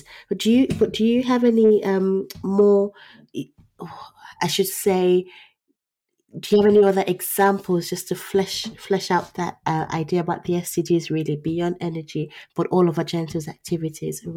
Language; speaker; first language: English; non-native, local second language; Yoruba